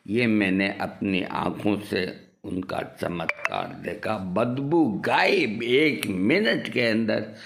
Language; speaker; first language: Hindi; native; Hindi